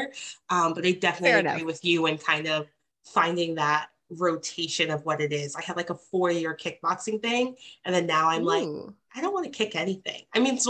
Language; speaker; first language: English; native; English